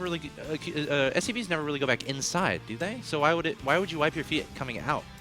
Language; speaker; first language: English; native; English